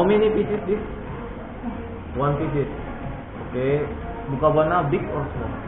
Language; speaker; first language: English; non-native, learner; Javanese